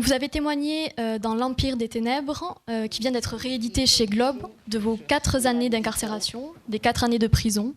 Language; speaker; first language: French; native; French